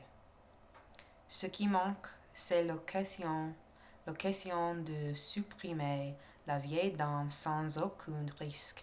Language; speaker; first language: French; non-native, learner; English